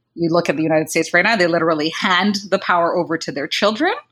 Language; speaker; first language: English; non-native, local second language; Kinyarwanda